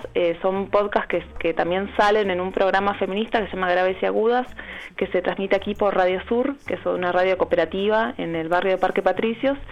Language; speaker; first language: Spanish; native; Spanish